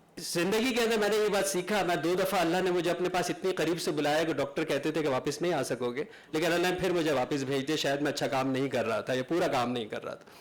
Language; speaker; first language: Urdu; native; Urdu